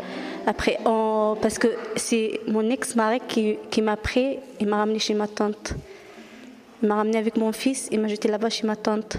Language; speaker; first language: French; non-native, learner; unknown